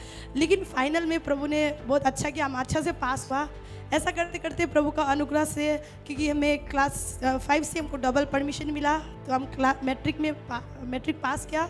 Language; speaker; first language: Hindi; non-native, local second language; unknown